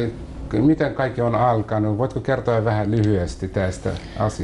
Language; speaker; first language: Finnish; non-native, learner; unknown